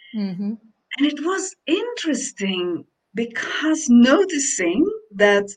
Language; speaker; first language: English; non-native, fluent; Dutch